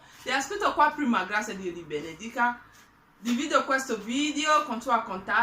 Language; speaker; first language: Italian; non-native, learner; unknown